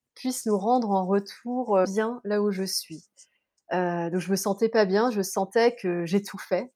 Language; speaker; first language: French; native; French